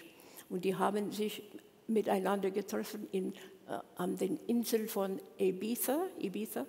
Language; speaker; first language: German; non-native, learner; English